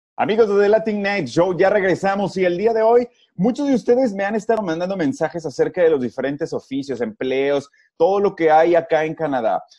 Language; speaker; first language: Spanish; native; Spanish